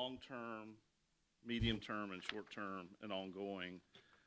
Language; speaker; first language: English; native; English